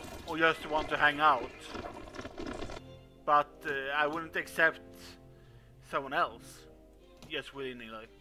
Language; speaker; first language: English; non-native, fluent; Swedish